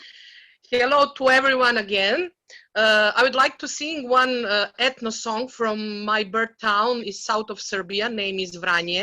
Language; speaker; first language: English; non-native, learner; Serbian